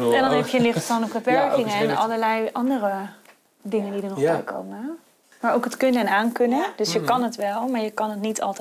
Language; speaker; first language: Dutch; native; Dutch